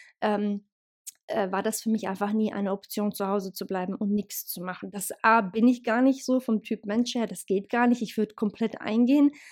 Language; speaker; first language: German; early bilingual, other home language; Bosnian